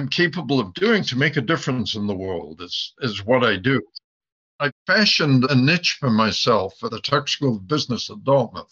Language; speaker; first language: English; native; English